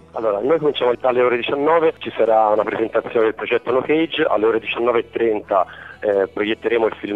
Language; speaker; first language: Italian; native; Italian